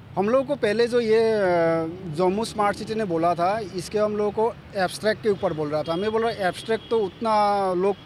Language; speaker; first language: Hindi; non-native, local second language; Assamese